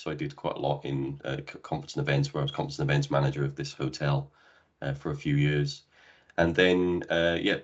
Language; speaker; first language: English; native; English